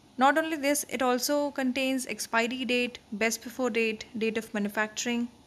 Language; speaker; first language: English; non-native, local second language; Hindi